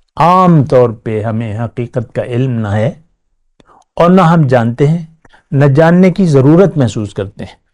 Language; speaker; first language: Urdu; non-native, local second language; Pashto